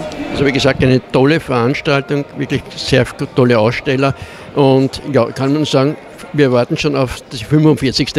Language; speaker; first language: German; native; German